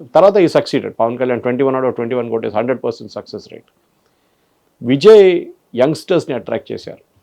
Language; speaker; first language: Telugu; non-native, fluent; Malayalam